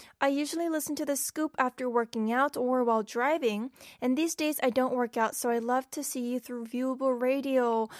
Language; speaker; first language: English; non-native, fluent; Korean